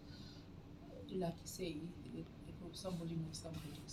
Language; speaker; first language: English; non-native, local second language; Tswana